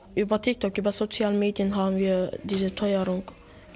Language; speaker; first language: German; early bilingual, other home language; Turkish